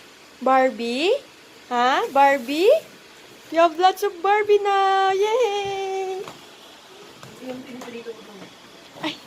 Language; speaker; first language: English; non-native, local second language; Filipino